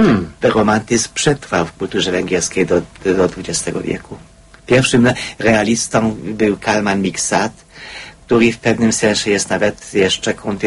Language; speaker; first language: Polish; non-native, fluent; Hungarian